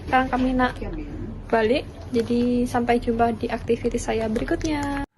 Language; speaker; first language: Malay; non-native, learner; Indonesian